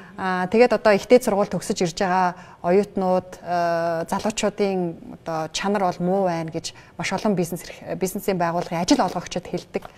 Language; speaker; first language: Mongolian; native; Mongolian